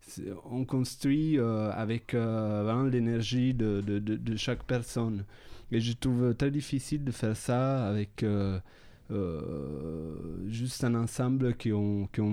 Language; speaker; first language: French; non-native, fluent; Italian